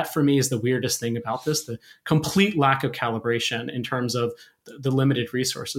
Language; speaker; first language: English; native; English